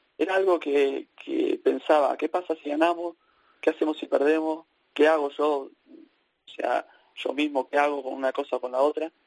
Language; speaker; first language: Spanish; native; Spanish